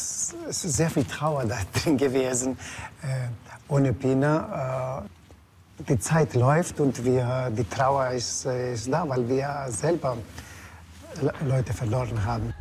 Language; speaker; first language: German; non-native, fluent; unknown